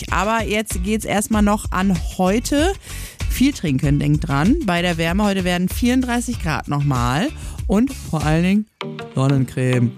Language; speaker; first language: German; native; German